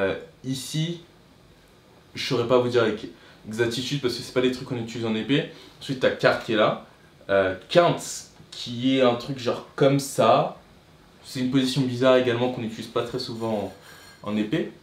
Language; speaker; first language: French; native; French